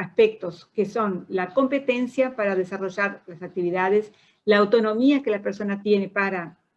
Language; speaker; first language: Spanish; non-native, fluent; Portuguese